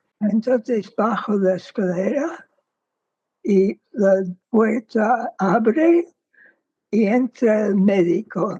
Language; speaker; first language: Spanish; non-native, fluent; English